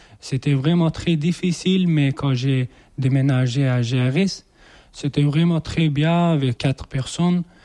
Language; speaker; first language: French; non-native, learner; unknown